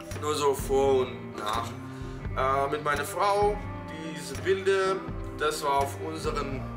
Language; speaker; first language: German; non-native, fluent; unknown